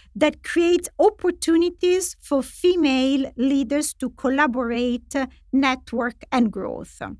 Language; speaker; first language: English; non-native, fluent; Italian